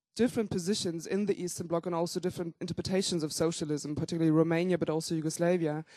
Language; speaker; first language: English; non-native, fluent; German